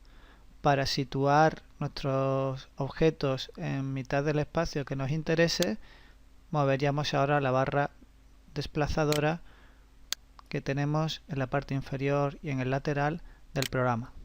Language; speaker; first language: Spanish; native; Spanish